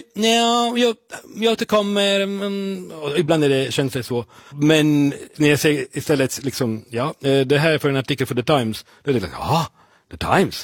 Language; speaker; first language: Swedish; non-native, fluent; Italian